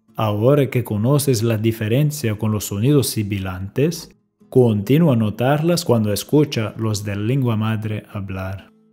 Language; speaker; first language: Spanish; non-native, fluent; English